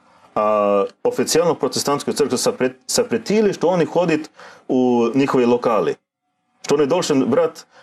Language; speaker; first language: Russian; non-native, learner; Swedish